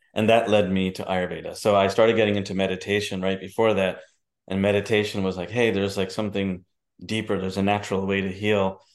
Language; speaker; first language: English; native; English